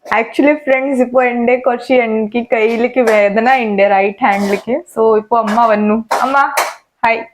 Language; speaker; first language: Malayalam; non-native, learner; Kannada